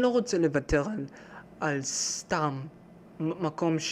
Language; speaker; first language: Hebrew; early bilingual, heritage; Hebrew